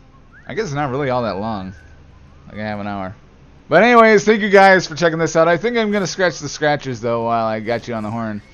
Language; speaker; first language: English; native; English